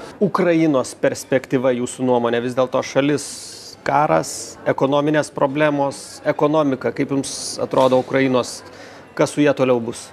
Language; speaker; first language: Lithuanian; native; Lithuanian